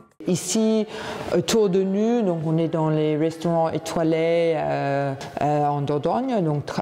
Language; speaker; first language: French; non-native, fluent; English